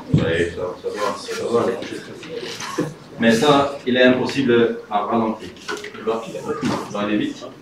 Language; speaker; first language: French; non-native, fluent; Swedish